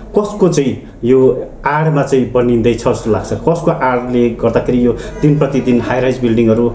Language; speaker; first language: Nepali; native; Nepali